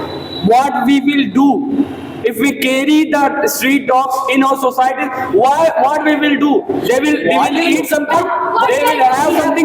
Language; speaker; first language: English; non-native, learner; Hindi